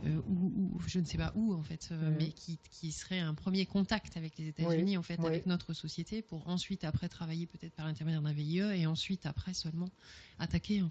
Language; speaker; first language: French; native; French